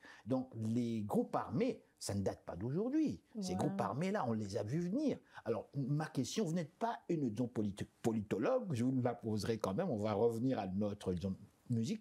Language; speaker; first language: French; non-native, local second language; Lingala